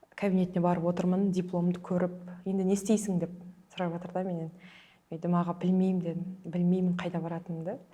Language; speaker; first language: Kazakh; early bilingual, heritage; Kazakh